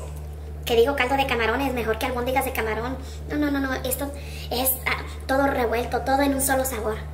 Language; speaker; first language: Spanish; native; Spanish